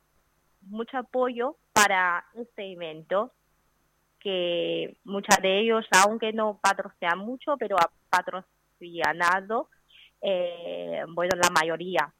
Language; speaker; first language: Spanish; non-native, learner; Chinese